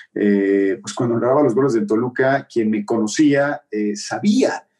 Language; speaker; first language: Spanish; native; Spanish